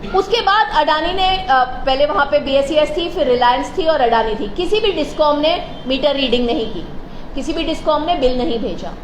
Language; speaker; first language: Hindi; non-native, local second language; Marathi